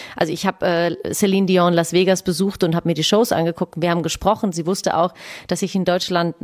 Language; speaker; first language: German; native; German